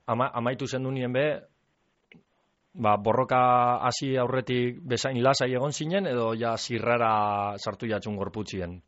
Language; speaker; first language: Basque; native; Basque